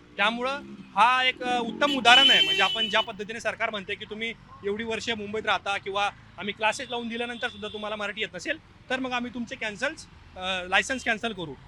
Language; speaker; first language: Marathi; native; Marathi